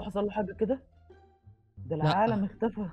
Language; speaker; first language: Arabic; native; Arabic